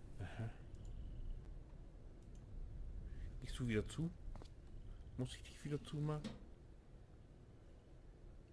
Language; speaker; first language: German; native; German